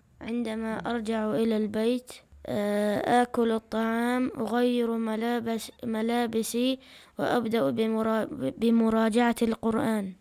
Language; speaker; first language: Arabic; early bilingual, other home language; Chechen